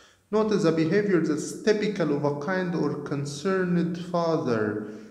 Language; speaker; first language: English; non-native, fluent; Arabic